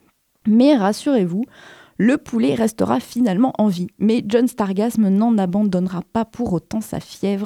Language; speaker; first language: French; native; French